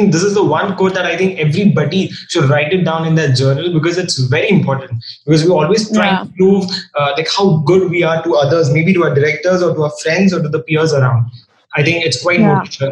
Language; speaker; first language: English; non-native, local second language; Hindi